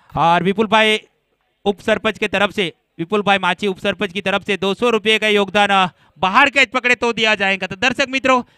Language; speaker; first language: Hindi; non-native, local second language; Gujarati